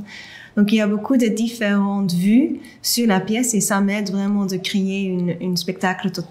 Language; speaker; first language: French; non-native, local second language; Dutch